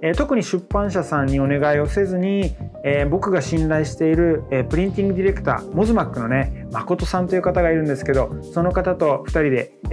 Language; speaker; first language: Japanese; early bilingual, other home language; French